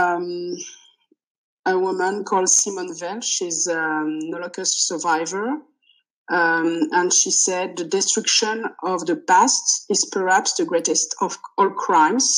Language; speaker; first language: English; non-native, fluent; French